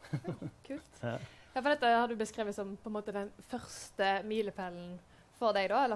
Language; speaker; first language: Norwegian; native; Norwegian